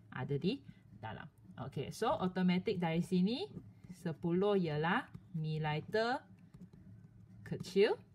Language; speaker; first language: Malay; non-native, local second language; Chinese